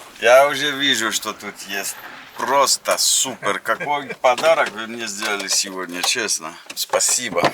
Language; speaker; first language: Russian; non-native, learner; English